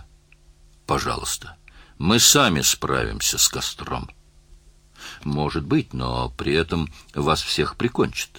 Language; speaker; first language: Russian; native; Russian